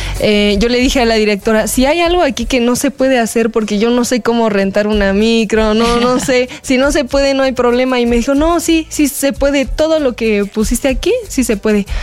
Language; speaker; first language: Spanish; non-native, fluent; Korean